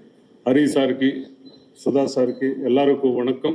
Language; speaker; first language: Tamil; non-native, learner; Telugu